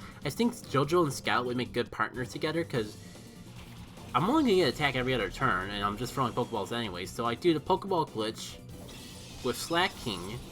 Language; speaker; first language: English; native; English